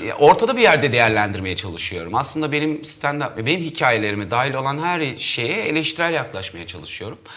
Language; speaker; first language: Turkish; native; Turkish